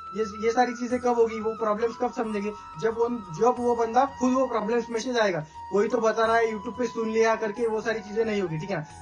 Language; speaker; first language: Hindi; non-native, local second language; Marathi